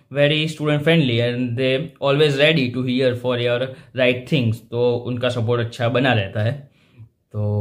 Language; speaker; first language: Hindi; non-native, local second language; Gujarati